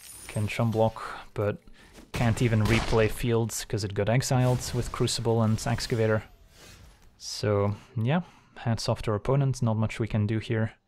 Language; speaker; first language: English; native; English